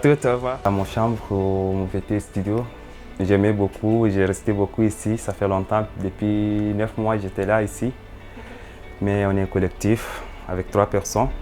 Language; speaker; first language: French; non-native, learner; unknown